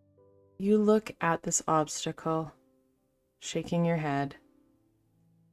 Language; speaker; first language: English; native; English